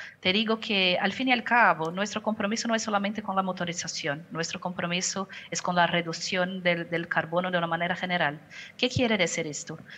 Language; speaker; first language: Spanish; non-native, fluent; Portuguese